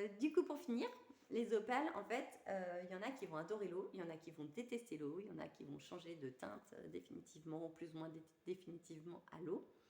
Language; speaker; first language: French; native; French